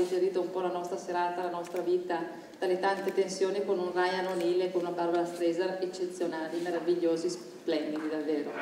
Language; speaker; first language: Italian; native; Italian